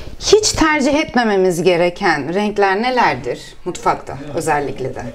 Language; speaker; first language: Turkish; native; Turkish